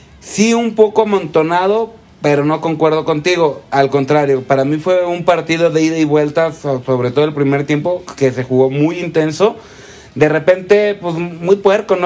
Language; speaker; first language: Spanish; native; Spanish